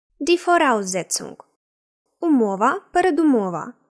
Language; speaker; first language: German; non-native, fluent; Ukrainian